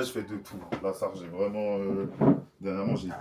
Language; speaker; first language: French; native; French